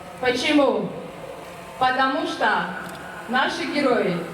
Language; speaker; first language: Russian; non-native, fluent; Georgian